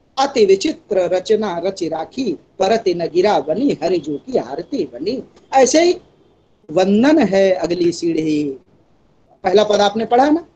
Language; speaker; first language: Hindi; native; Hindi